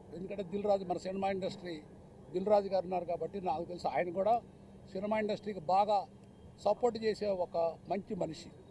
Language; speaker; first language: Telugu; native; Telugu